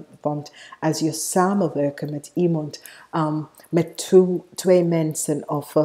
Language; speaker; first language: Dutch; non-native, fluent; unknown